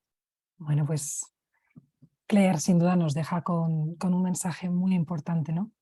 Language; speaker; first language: Spanish; native; Spanish